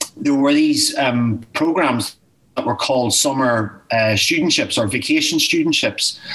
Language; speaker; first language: English; native; English